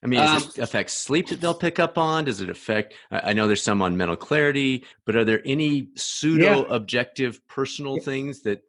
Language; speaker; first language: English; native; English